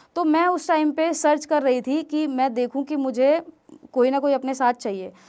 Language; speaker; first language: Hindi; native; Hindi